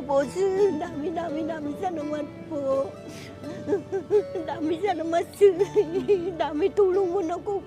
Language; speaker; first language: Filipino; non-native, learner; Vietnamese